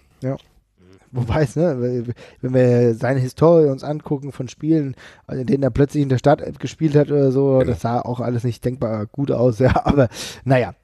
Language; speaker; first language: German; native; German